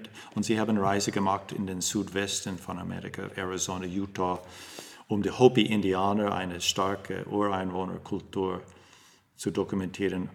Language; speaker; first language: German; non-native, fluent; English